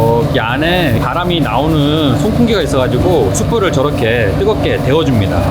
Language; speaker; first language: Korean; native; Korean